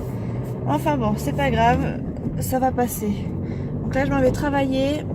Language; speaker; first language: French; native; French